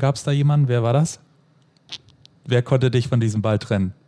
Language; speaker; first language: German; native; German